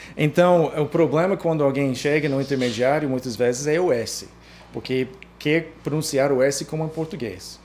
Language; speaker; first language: Portuguese; non-native, fluent; English